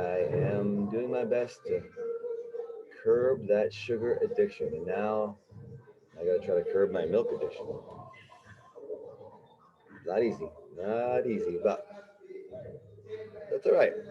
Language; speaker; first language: English; native; English